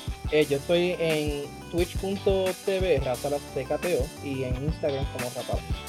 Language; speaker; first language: Spanish; native; Spanish